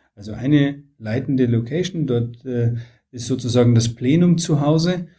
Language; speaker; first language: German; native; German